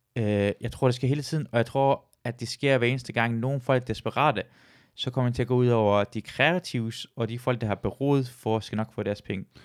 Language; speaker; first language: Danish; early bilingual, other home language; Persian